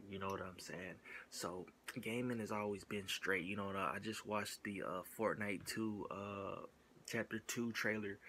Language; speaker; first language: English; native; English